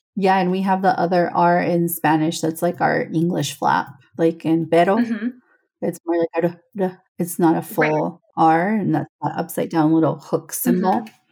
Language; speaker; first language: English; non-native, fluent; Spanish